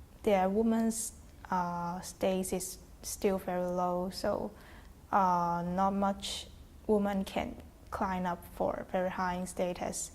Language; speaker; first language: English; non-native, fluent; Chinese